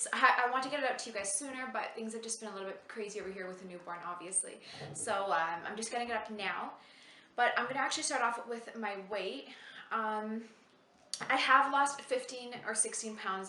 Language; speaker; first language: English; native; English